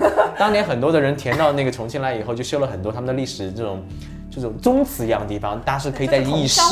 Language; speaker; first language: Chinese; native; Chinese